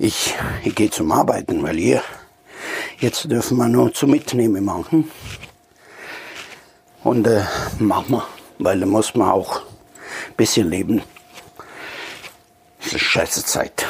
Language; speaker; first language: German; non-native, learner; Italian